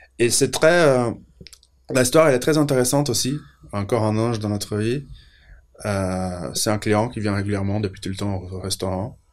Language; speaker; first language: French; non-native, fluent; Portuguese